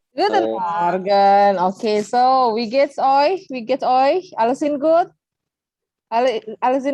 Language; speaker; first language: German; non-native, learner; Indonesian